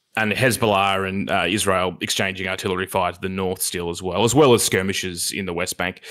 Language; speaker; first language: English; native; English